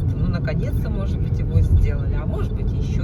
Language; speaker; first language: Russian; native; Russian